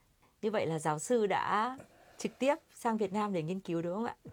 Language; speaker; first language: Vietnamese; native; Vietnamese